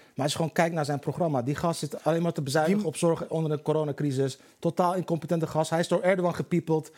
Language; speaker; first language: Dutch; early bilingual, other home language; Turkish